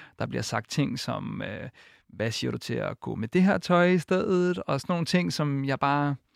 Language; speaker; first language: Danish; early bilingual, other home language; Icelandic